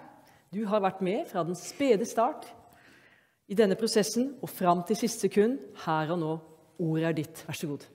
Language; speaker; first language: Norwegian; native; Norwegian